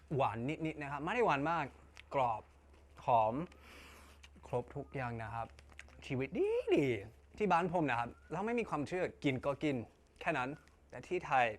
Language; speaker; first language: Thai; non-native, fluent; English